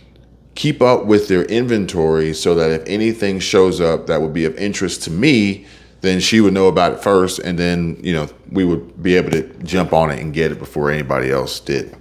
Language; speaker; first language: English; native; English